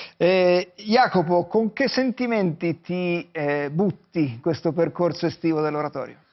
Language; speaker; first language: Italian; native; Italian